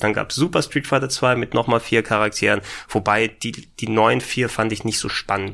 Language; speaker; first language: German; native; German